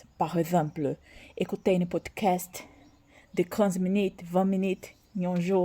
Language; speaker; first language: French; non-native, learner; Portuguese